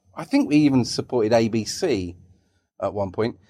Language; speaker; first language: English; native; English